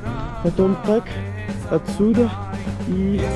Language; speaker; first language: Russian; non-native, learner; Persian